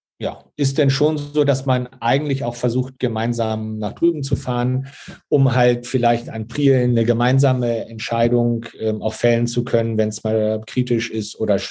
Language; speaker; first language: German; native; German